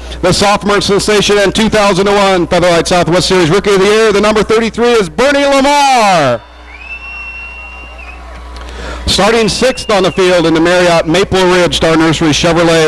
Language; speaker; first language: English; native; English